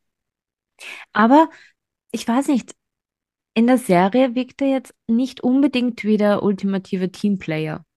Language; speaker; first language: German; native; German